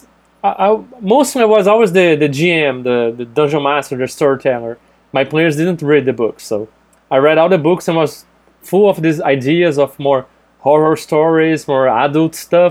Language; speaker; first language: English; non-native, fluent; Portuguese